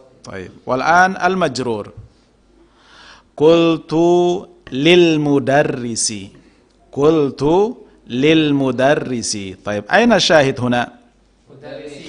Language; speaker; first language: Arabic; non-native, fluent; Indonesian